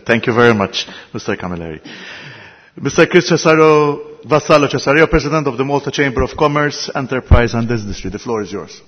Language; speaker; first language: English; non-native, fluent; Maltese